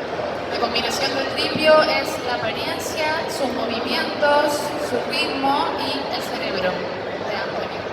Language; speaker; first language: Spanish; native; Spanish